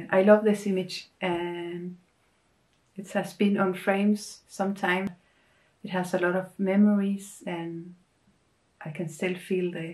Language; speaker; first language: English; non-native, fluent; Spanish